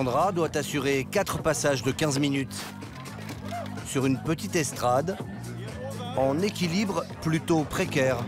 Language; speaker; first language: French; native; French